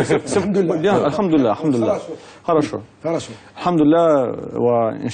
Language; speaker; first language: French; non-native, fluent; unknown